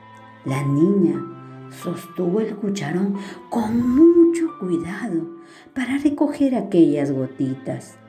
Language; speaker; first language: Spanish; native; Spanish